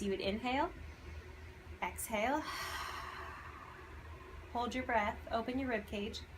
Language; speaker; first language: English; native; English